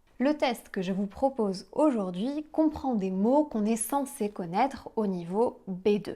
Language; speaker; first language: French; native; French